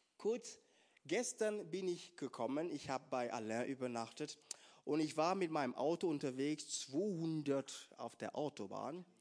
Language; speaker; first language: German; non-native, fluent; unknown